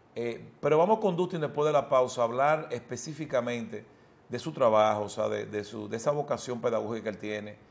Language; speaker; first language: Spanish; native; Spanish